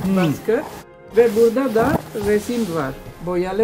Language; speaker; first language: Turkish; non-native, learner; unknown